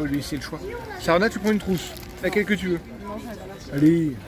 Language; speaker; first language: French; native; French